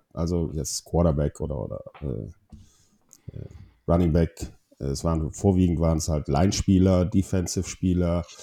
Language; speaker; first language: German; non-native, fluent; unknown